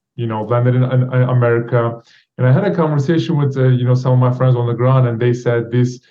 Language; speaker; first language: English; non-native, fluent; Turkish